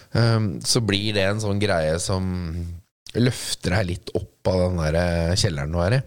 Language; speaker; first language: Norwegian; native; Norwegian